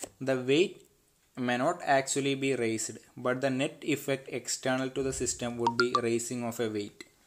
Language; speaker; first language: English; non-native, local second language; Malayalam